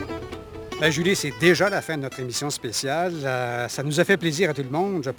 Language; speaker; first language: French; native; French